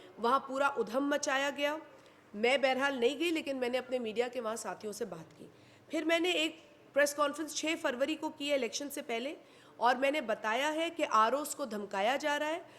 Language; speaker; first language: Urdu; non-native, local second language; Sindhi